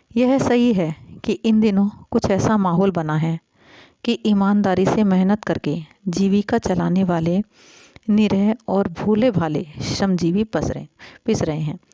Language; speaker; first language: Hindi; native; Hindi